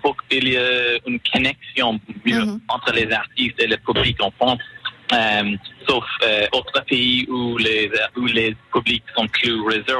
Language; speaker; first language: French; non-native, learner; English